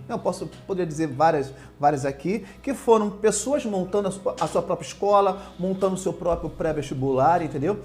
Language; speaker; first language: Portuguese; native; Portuguese